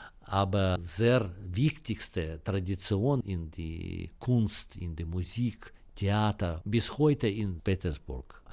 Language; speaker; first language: German; non-native, learner; Russian